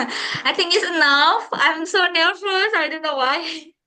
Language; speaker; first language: English; non-native, learner; Indonesian